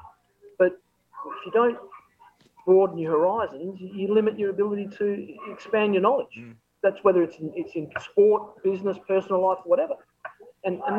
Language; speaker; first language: English; native; English